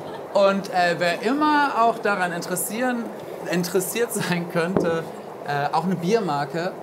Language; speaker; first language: German; native; German